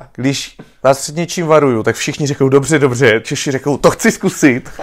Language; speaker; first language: Czech; native; Czech